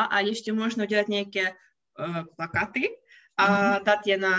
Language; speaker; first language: Czech; non-native, fluent; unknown